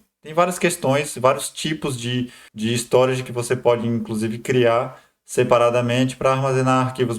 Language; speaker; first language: Portuguese; native; Portuguese